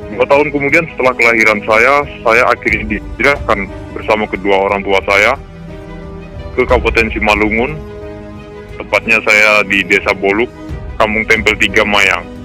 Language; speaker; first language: Indonesian; native; Indonesian